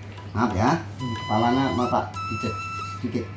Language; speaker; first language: Indonesian; non-native, local second language; Javanese